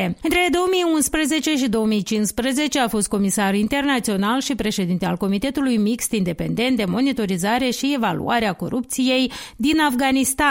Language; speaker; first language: Romanian; native; Romanian